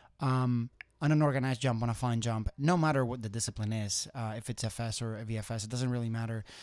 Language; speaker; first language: English; non-native, fluent; Spanish